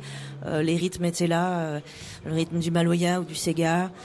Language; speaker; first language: French; native; French